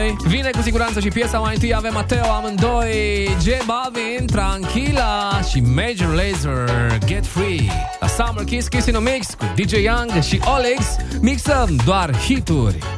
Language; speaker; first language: Romanian; native; Romanian